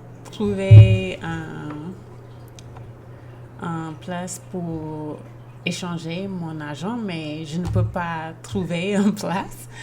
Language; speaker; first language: French; non-native, learner; English